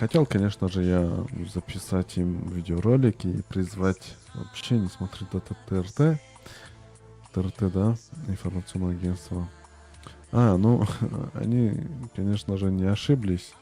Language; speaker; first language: Russian; non-native, local second language; Tajik